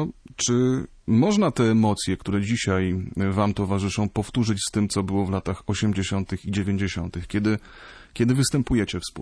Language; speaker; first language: Polish; native; Polish